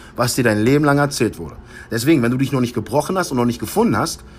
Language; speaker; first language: German; early bilingual, heritage; English